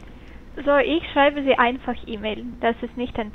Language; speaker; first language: German; non-native, fluent; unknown